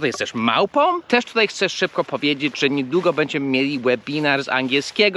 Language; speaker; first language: Polish; early bilingual, heritage; English